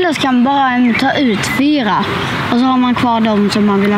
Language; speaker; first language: Swedish; native; Swedish